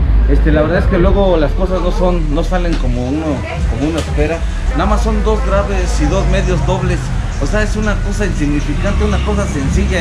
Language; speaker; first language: Spanish; native; Spanish